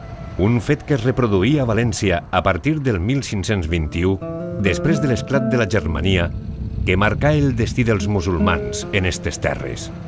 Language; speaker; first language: Catalan; native; Catalan